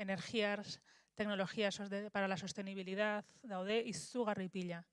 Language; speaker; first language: Spanish; native; Spanish